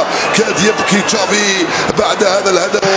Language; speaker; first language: Arabic; native; Arabic